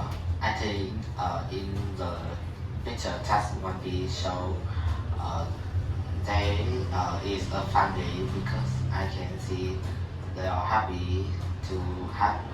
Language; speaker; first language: English; non-native, learner; Vietnamese